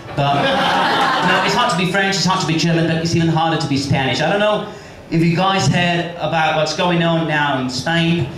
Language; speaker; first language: English; non-native, fluent; Spanish